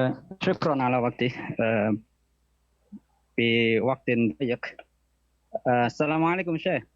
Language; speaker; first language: Arabic; non-native, learner; Indonesian